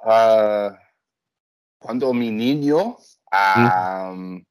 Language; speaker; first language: Spanish; non-native, learner; English